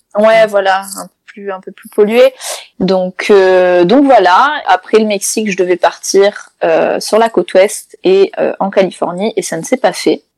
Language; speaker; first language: French; native; French